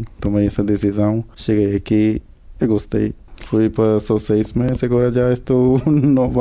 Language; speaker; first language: Portuguese; non-native, learner; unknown